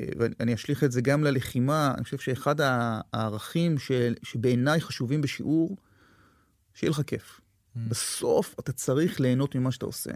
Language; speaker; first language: Hebrew; native; Hebrew